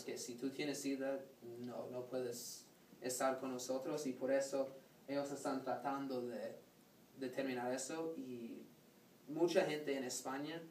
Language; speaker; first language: Spanish; non-native, learner; English